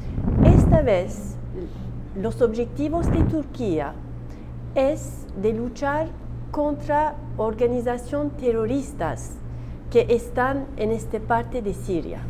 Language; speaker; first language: Spanish; non-native, learner; Turkish